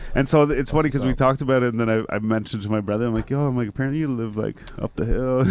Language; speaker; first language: English; native; English